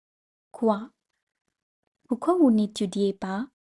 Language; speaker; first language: French; non-native, fluent; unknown